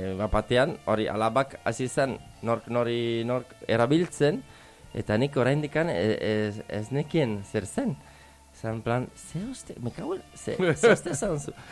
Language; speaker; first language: Basque; non-native, learner; Italian